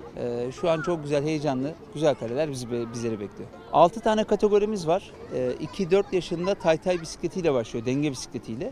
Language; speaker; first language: Turkish; native; Turkish